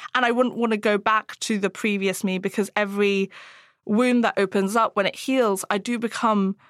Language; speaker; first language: English; native; English